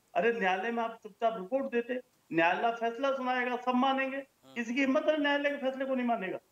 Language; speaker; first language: Hindi; native; Hindi